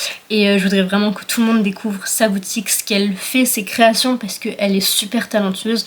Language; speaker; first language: French; native; French